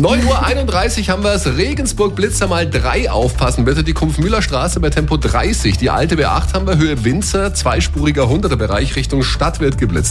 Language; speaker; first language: German; native; German